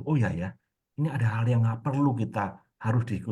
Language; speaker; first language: Indonesian; native; Indonesian